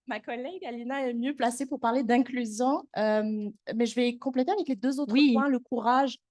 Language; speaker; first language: French; native; French